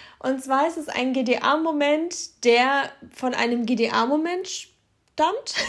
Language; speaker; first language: German; early bilingual, other home language; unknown